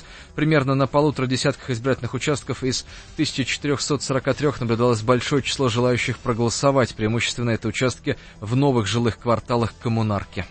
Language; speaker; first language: Russian; native; Russian